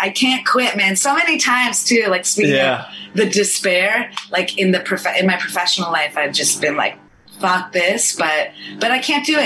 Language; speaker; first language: English; early bilingual, other home language; Persian